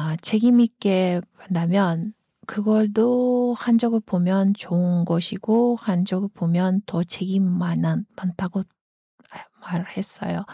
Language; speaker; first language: Korean; non-native, fluent; Kyrgyz